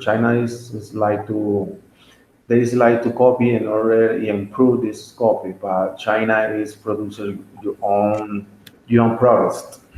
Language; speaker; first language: English; non-native, learner; Spanish